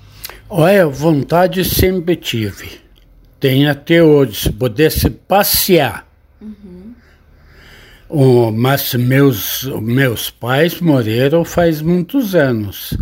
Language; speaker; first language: Portuguese; non-native, learner; Arabic